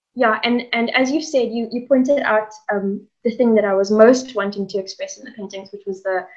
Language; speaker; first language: English; native; English